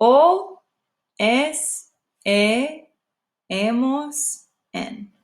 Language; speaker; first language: Spanish; non-native, fluent; English